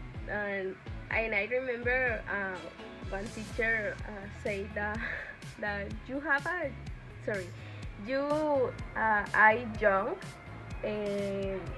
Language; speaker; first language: English; non-native, learner; Spanish